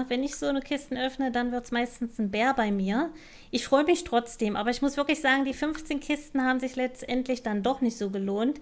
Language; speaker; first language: German; native; German